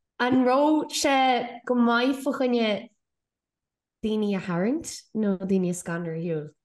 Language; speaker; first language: Irish; native; Irish